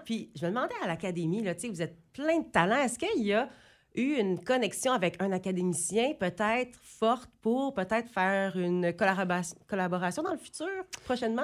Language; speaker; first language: French; native; French